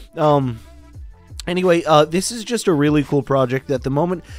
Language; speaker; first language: English; native; English